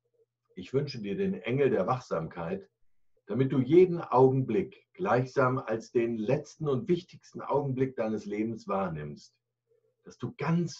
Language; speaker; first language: German; native; German